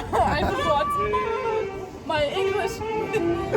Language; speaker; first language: English; non-native, learner; Russian